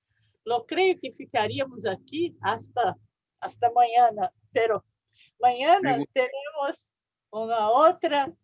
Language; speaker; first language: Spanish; non-native, learner; Portuguese